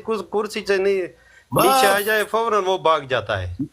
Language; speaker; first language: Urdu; non-native, local second language; Pashto